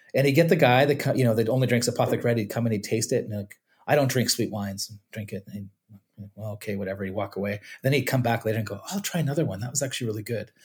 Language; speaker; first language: English; native; English